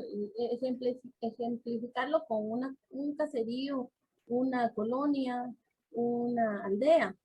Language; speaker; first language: Spanish; native; Spanish